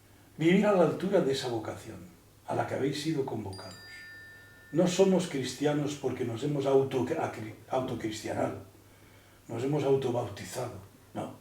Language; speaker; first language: Spanish; native; Spanish